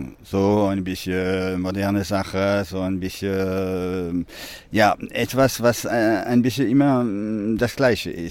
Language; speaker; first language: German; non-native, fluent; French